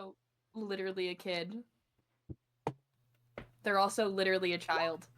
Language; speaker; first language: English; native; English